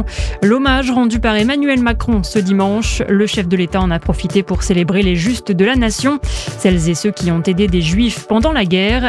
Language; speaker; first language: French; native; French